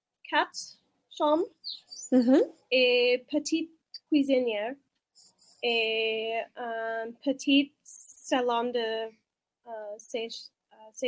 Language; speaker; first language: French; non-native, learner; English